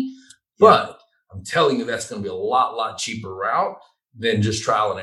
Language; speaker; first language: English; native; English